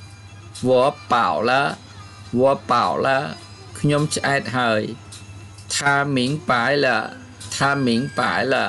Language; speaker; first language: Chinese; non-native, fluent; Khmer